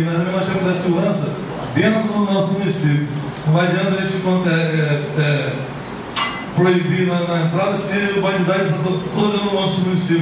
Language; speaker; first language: Portuguese; native; Portuguese